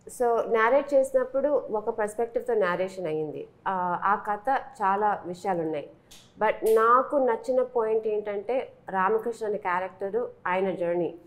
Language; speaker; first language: Telugu; early bilingual, heritage; Telugu